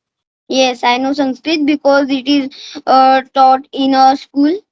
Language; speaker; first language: English; non-native, learner; Marathi